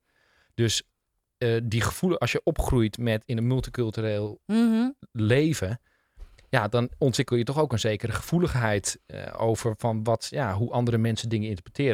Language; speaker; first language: Dutch; native; Dutch